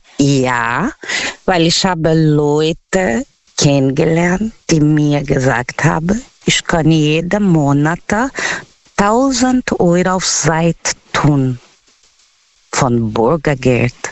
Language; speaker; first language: German; non-native, learner; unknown